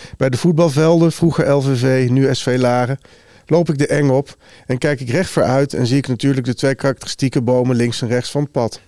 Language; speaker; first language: Dutch; native; Dutch